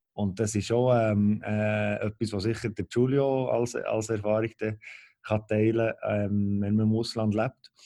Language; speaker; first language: German; native; German